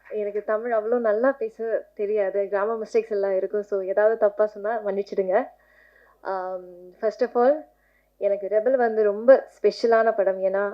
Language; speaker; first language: Tamil; non-native, learner; Malayalam